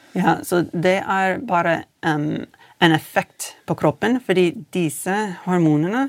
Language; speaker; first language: Norwegian; non-native, fluent; English